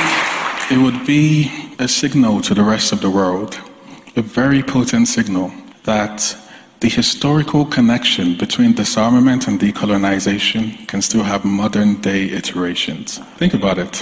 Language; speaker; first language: English; non-native, local second language; Yoruba